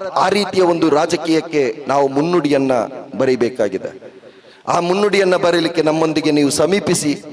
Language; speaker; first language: Kannada; non-native, local second language; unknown